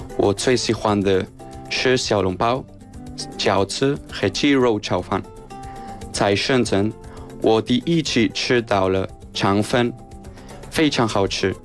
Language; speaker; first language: Chinese; non-native, fluent; Spanish